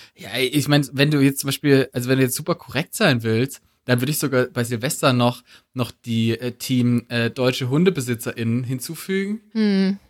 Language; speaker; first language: German; native; German